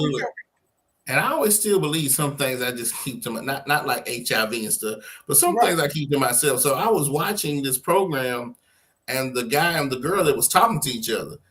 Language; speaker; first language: English; native; English